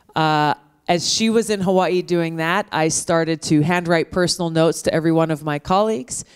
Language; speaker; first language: English; native; English